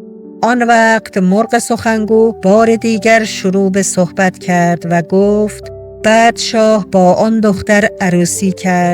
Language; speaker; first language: Persian; native; Persian